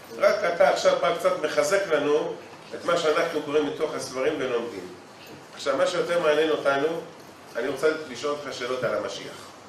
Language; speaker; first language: Hebrew; native; Hebrew